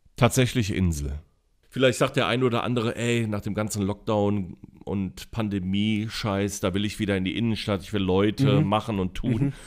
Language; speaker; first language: German; native; German